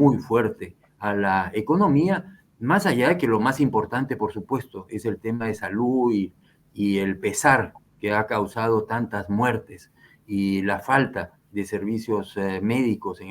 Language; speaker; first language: Spanish; native; Spanish